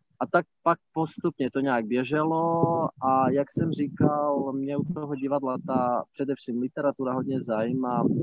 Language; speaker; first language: Czech; non-native, fluent; Bosnian